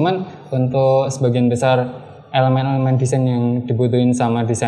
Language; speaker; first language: Indonesian; native; Indonesian